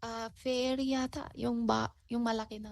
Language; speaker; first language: Filipino; non-native, learner; Chinese